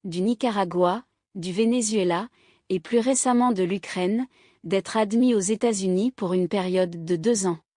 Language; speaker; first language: French; non-native, local second language; Haitian Creole